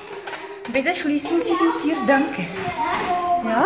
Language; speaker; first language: German; non-native, learner; Czech